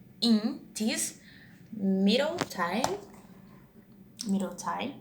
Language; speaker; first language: English; non-native, learner; Portuguese